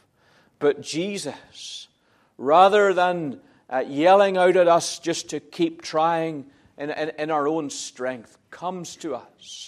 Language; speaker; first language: English; native; English